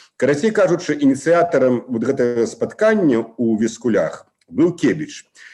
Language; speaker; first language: Belarusian; non-native, local second language; Russian